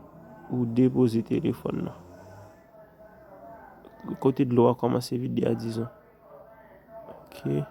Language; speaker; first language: French; non-native, learner; Haitian Creole